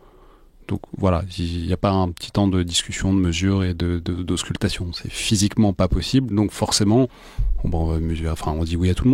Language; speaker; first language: French; native; French